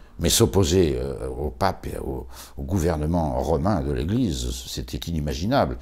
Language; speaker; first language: French; native; French